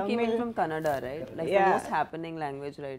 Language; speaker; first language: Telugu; non-native, fluent; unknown